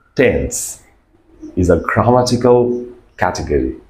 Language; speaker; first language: English; non-native, local second language; Bangla